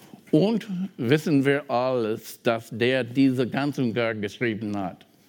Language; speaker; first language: German; non-native, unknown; English